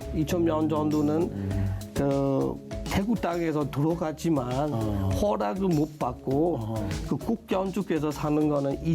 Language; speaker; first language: Korean; non-native, learner; S'gaw Karen